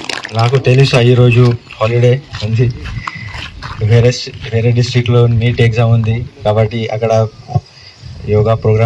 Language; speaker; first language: Telugu; non-native, local second language; Hindi